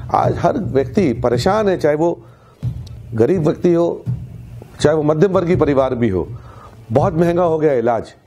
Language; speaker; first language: Hindi; native; Hindi